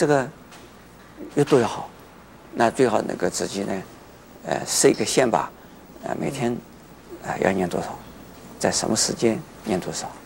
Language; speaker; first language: Chinese; native; Chinese